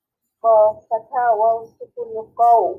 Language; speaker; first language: Arabic; non-native, learner; Bangla